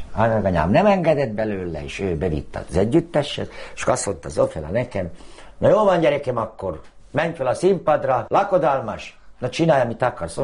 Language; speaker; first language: Hungarian; native; Hungarian